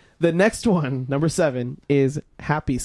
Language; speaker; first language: English; native; English